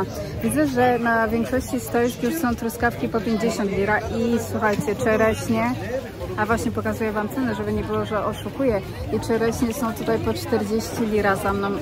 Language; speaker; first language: Polish; native; Polish